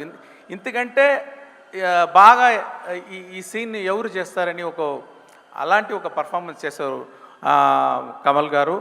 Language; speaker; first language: Telugu; non-native, local second language; Tamil